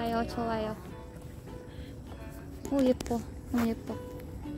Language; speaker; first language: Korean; non-native, learner; Malay